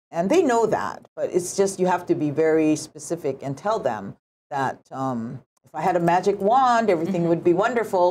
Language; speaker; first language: English; early bilingual, other home language; Japanese